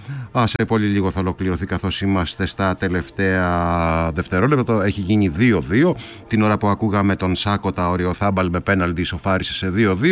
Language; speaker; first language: Greek; native; Greek